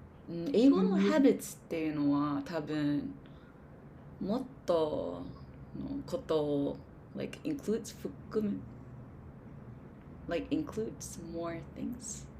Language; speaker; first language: Japanese; non-native, learner; English